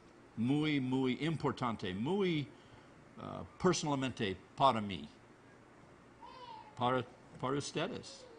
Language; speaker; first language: Spanish; non-native, learner; English